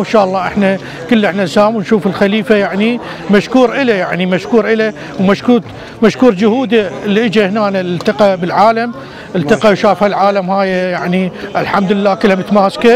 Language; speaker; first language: Arabic; native; Arabic